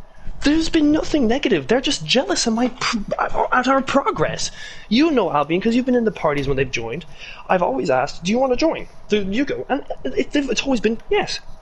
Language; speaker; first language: English; native; English